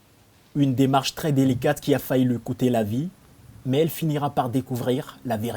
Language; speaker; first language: French; native; French